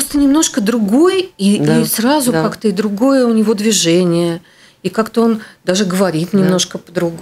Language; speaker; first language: Russian; native; Russian